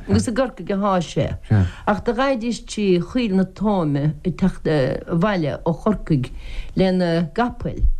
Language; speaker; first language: Irish; native; Irish